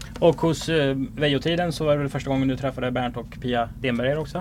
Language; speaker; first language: Swedish; native; Swedish